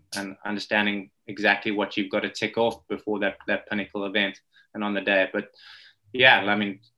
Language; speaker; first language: English; native; English